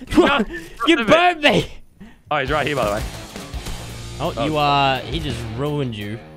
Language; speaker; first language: English; native; English